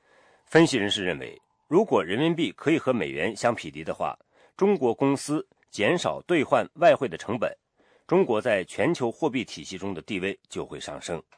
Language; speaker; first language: Chinese; native; Chinese